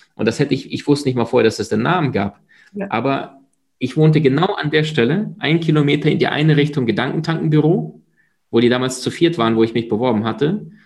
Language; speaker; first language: German; early bilingual, other home language; Russian